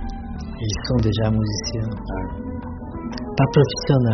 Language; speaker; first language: French; non-native, learner; Portuguese